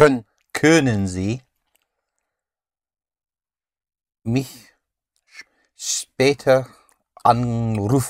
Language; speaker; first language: German; non-native, learner; English